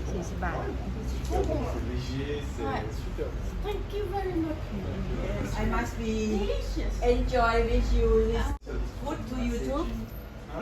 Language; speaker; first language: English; non-native, learner; Thai